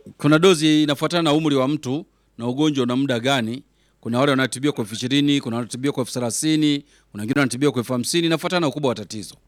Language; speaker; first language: Swahili; native; Swahili